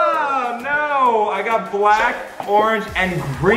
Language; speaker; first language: English; native; English